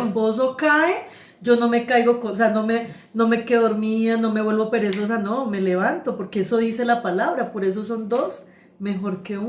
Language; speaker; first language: Spanish; native; Spanish